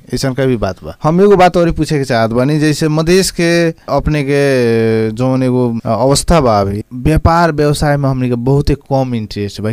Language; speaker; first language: Bhojpuri; native; Bhojpuri